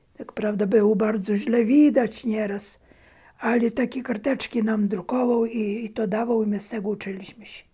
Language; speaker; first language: Polish; early bilingual, heritage; Polish